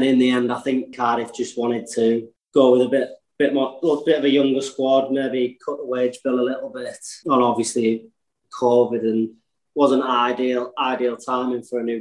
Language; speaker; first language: English; native; English